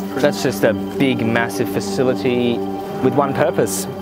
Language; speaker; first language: English; native; English